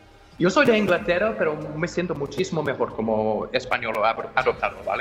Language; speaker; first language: Spanish; non-native, fluent; English